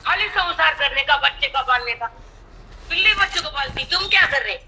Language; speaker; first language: Hindi; non-native, local second language; Marathi